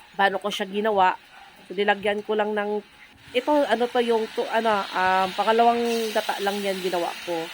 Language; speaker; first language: Filipino; non-native, local second language; Cebuano